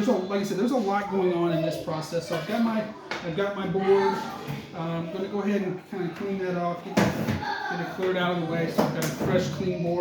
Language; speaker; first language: English; native; English